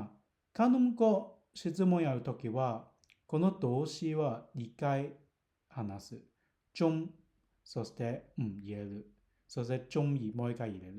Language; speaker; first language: Japanese; non-native, fluent; Cantonese